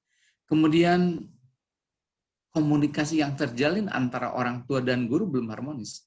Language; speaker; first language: Indonesian; native; Indonesian